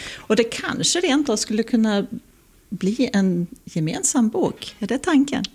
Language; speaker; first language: Swedish; native; Swedish